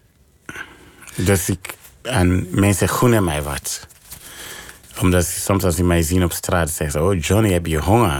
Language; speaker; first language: Dutch; non-native, fluent; English